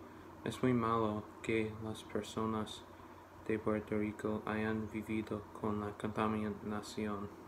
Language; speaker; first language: Spanish; non-native, learner; English